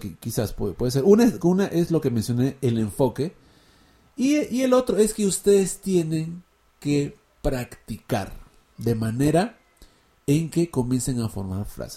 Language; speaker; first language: Spanish; early bilingual, heritage; Spanish